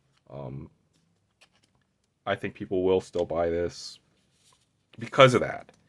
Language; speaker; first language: English; native; English